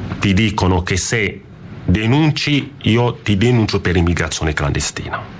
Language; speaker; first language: Italian; non-native, fluent; French